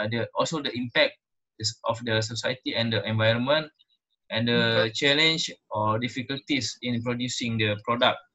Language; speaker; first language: English; non-native, local second language; Malay